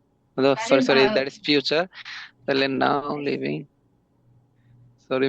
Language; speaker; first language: English; non-native, learner; Bangla